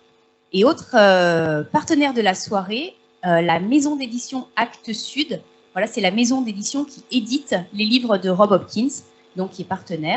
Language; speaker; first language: French; native; French